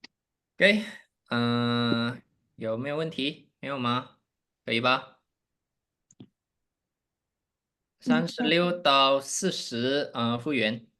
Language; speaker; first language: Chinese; non-native, fluent; Indonesian